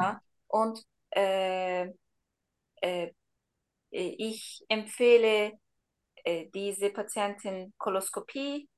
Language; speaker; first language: German; non-native, learner; Turkish